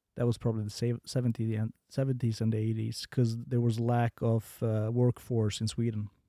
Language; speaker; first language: English; non-native, fluent; Bosnian